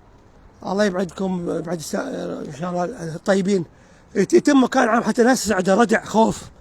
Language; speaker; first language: Arabic; native; Arabic